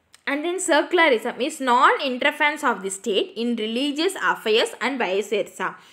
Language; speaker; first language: English; non-native, local second language; Tamil